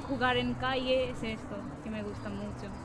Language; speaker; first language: Spanish; non-native, learner; Punjabi